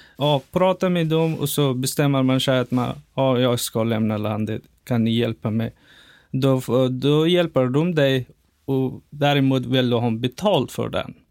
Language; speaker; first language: Swedish; non-native, fluent; Persian